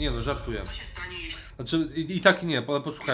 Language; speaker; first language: Polish; native; Polish